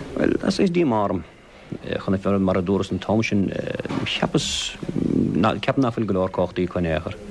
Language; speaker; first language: Irish; native; Irish